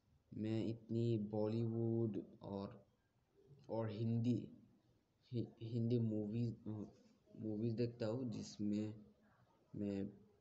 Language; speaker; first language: Hindi; non-native, learner; Bangla